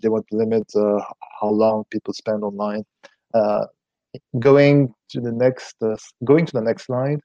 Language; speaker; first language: English; non-native, fluent; French